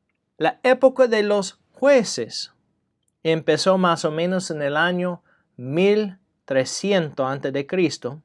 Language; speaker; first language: Spanish; non-native, fluent; English